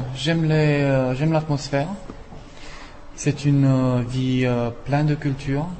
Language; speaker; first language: French; non-native, fluent; Romanian